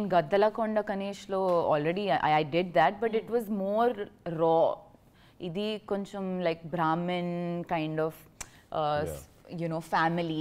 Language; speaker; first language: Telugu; non-native, local second language; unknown